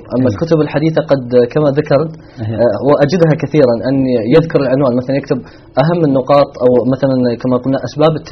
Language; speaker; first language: Arabic; native; Arabic